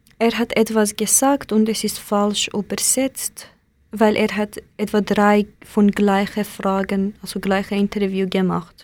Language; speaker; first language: German; non-native, learner; Kurdish